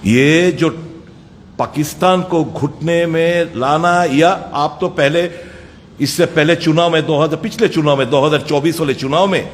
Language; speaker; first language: Hindi; non-native, local second language; Bangla